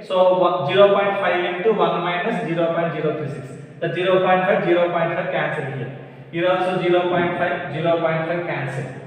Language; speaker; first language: English; non-native, local second language; Telugu